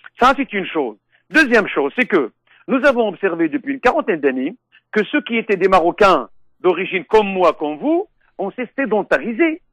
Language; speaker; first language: French; non-native, local second language; Arabic